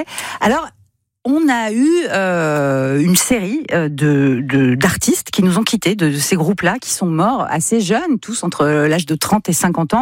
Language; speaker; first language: French; native; French